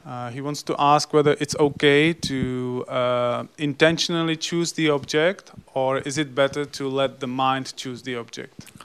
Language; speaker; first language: English; non-native, fluent; Czech